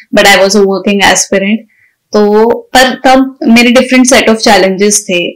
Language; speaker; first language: Hindi; native; Hindi